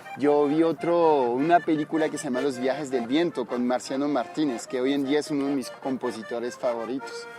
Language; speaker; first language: Spanish; non-native, fluent; French